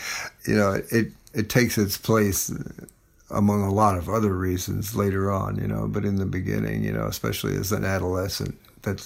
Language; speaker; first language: English; native; English